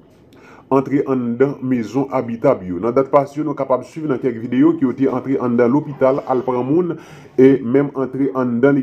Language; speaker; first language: Haitian Creole; native; Haitian Creole